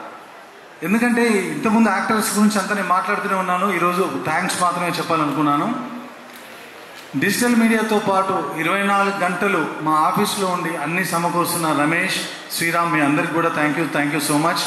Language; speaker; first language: Telugu; native; Telugu